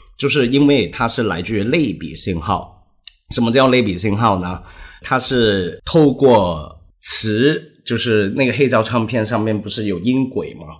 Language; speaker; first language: Chinese; non-native, local second language; Cantonese